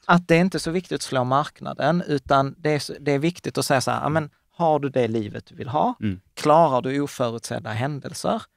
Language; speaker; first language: Swedish; native; Swedish